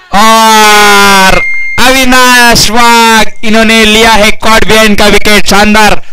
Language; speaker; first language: Hindi; non-native, local second language; Marathi